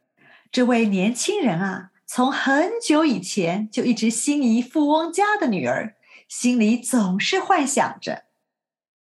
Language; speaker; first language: Chinese; native; Chinese